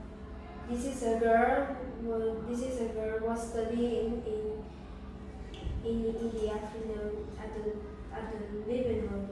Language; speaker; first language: English; non-native, learner; Vietnamese